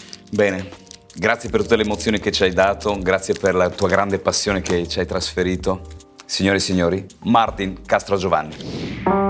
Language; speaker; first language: Italian; native; Italian